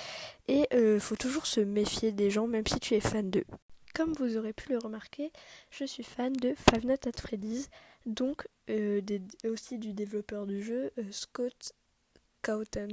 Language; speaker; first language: French; native; French